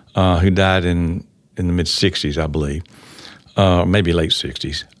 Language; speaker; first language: English; native; English